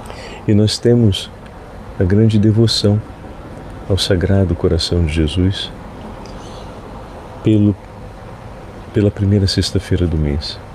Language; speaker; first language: Portuguese; native; Portuguese